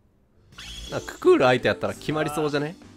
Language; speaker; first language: Japanese; native; Japanese